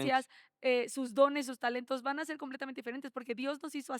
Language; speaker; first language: Spanish; native; Spanish